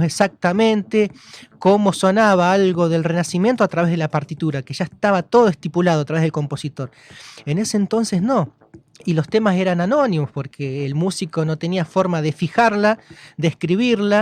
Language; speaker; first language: Spanish; native; Spanish